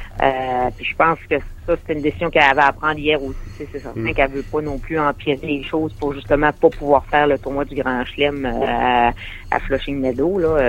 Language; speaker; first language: French; native; French